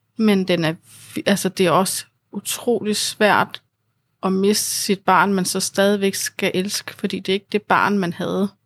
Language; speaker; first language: Danish; native; Danish